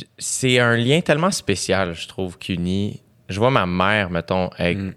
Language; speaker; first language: French; native; French